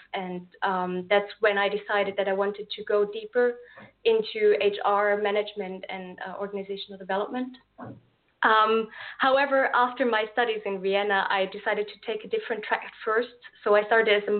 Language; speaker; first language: English; non-native, fluent; German